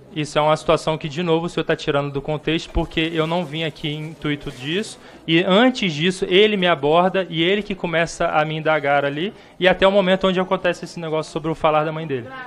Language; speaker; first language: Portuguese; native; Portuguese